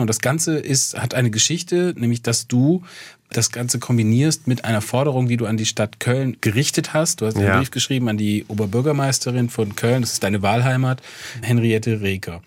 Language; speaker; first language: German; native; German